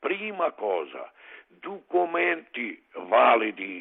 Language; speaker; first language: Italian; non-native, learner; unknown